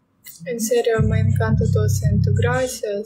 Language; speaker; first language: Spanish; non-native, learner; Russian